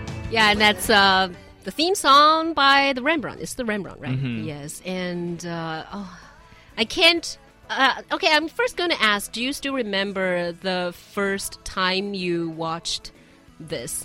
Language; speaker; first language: English; non-native, fluent; Chinese